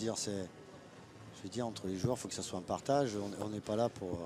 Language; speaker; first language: French; native; French